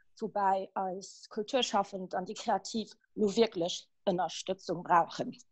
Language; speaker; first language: Luxembourgish; early bilingual, other home language; Kabuverdianu